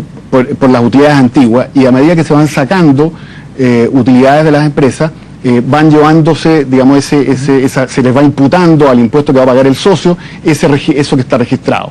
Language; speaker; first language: Spanish; native; Spanish